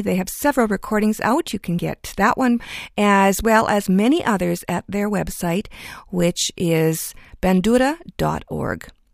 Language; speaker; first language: English; early bilingual, other home language; Ukrainian